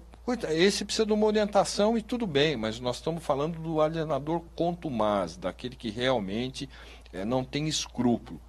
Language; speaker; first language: Portuguese; native; Portuguese